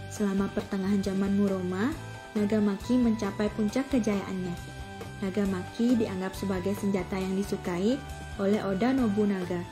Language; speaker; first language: Indonesian; native; Indonesian